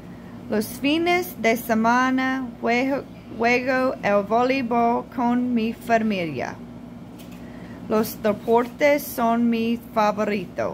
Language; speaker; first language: Spanish; non-native, learner; English